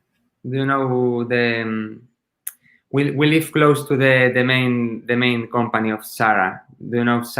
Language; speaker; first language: English; non-native, learner; Spanish